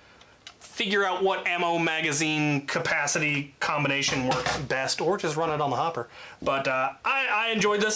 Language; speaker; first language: English; native; English